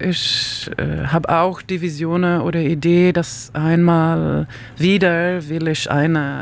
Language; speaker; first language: German; non-native, learner; Swedish